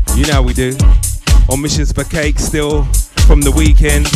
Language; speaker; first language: English; native; English